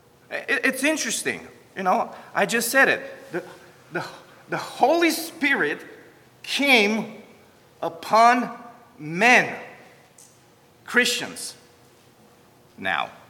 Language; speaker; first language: English; non-native, fluent; Romanian